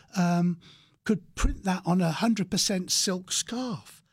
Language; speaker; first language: English; native; English